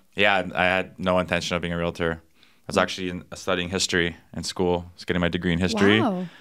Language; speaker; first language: English; native; English